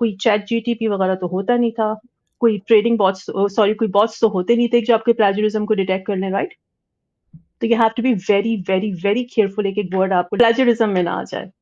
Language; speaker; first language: Hindi; early bilingual, heritage; Urdu